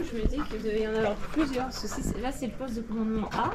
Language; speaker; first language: French; native; French